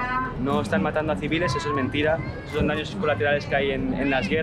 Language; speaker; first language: Spanish; native; Spanish